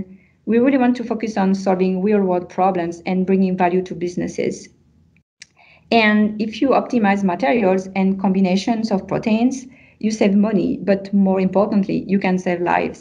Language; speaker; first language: English; non-native, fluent; French